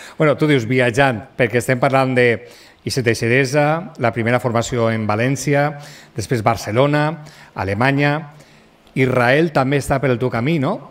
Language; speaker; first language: Catalan; native; Catalan